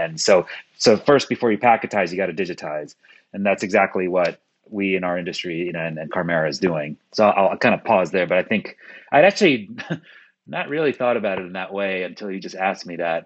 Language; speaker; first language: English; early bilingual, other home language; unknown